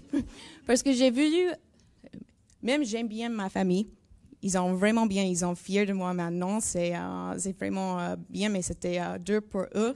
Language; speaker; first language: French; non-native, learner; English